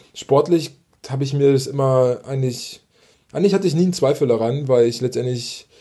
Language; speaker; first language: German; native; German